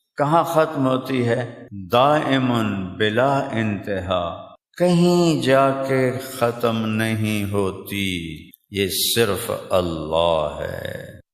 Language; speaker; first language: Urdu; non-native, local second language; Punjabi